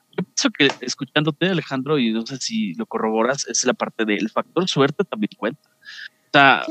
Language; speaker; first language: Spanish; native; Spanish